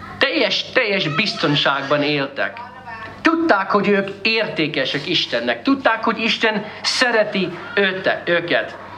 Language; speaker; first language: Hungarian; non-native, fluent; English